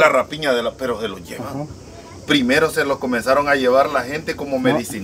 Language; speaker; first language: Spanish; native; Spanish